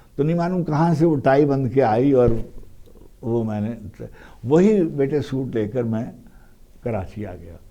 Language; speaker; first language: Urdu; native; Urdu